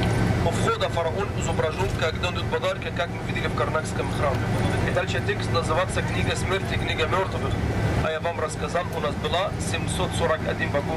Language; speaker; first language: Russian; non-native, fluent; Arabic